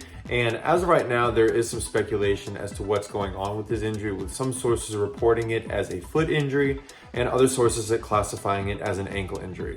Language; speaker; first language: English; native; English